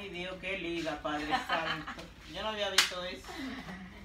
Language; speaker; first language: Spanish; native; Spanish